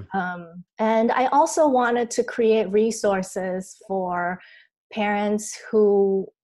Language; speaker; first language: English; early bilingual, other home language; Chinese